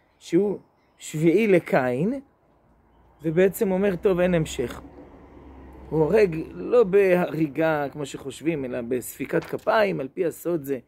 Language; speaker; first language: Hebrew; native; Hebrew